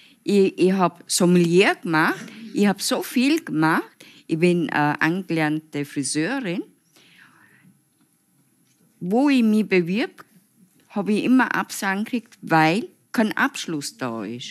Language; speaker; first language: German; non-native, fluent; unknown